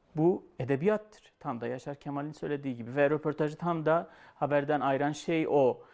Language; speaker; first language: Turkish; native; Turkish